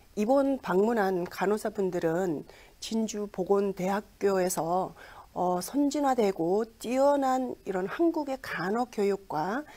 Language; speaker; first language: Korean; non-native, fluent; Mongolian